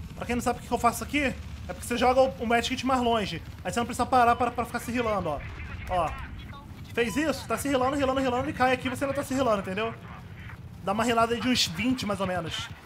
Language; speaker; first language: Portuguese; native; Portuguese